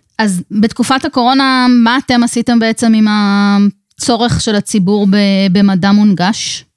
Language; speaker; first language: Hebrew; native; Hebrew